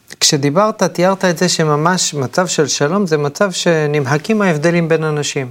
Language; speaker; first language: Hebrew; native; Hebrew